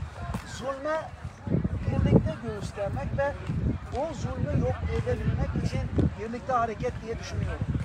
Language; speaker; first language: Turkish; native; Turkish